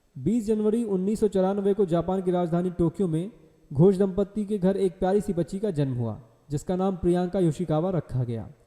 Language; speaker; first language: Hindi; native; Hindi